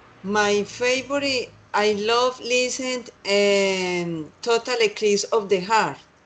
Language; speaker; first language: English; non-native, learner; Spanish